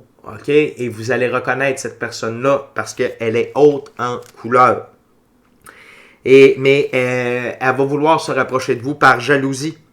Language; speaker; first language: French; native; French